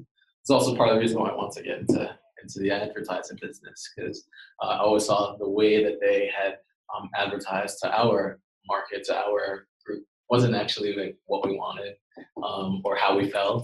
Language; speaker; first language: English; native; English